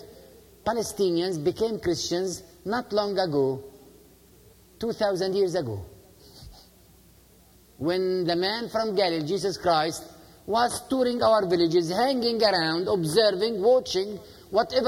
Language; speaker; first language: English; non-native, fluent; Arabic